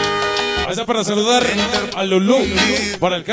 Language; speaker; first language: Spanish; native; Spanish